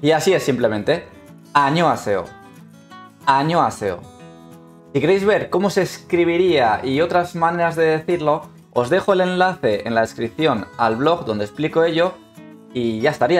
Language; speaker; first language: Spanish; native; Spanish